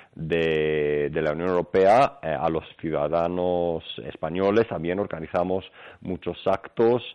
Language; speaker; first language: Spanish; non-native, fluent; Greek